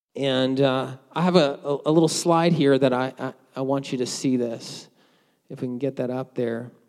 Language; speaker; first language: English; native; English